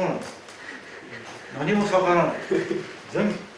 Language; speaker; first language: Japanese; native; Japanese